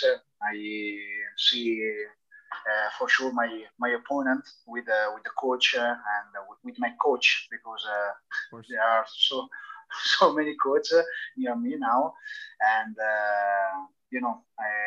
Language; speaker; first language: English; non-native, learner; Italian